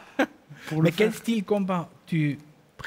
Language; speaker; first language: French; non-native, learner; German